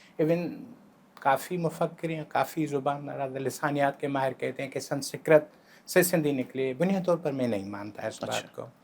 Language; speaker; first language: Urdu; non-native, local second language; Sindhi